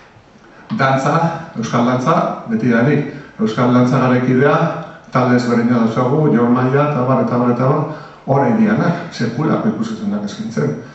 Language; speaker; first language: Basque; native; Basque